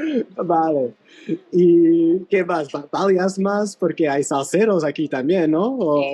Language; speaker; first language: Spanish; non-native, fluent; English